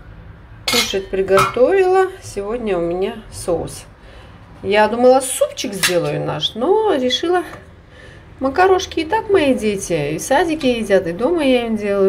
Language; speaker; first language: Russian; native; Russian